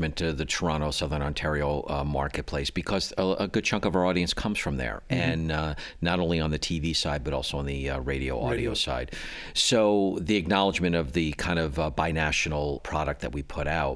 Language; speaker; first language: English; native; English